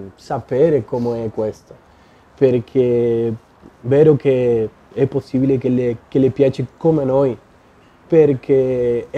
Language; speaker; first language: Italian; non-native, learner; Spanish